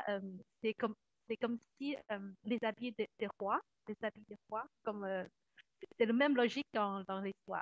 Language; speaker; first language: French; non-native, fluent; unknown